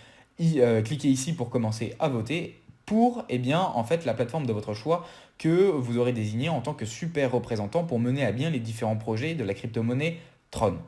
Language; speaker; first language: French; native; French